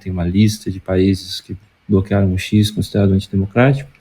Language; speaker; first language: Portuguese; native; Portuguese